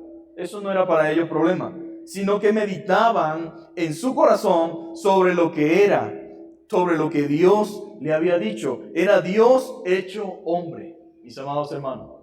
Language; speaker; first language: Spanish; native; Spanish